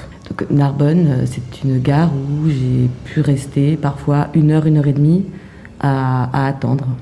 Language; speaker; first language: French; native; French